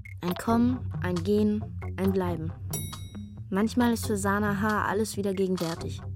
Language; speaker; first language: German; native; German